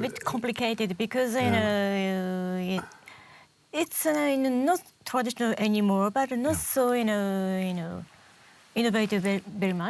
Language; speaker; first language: English; non-native, learner; Japanese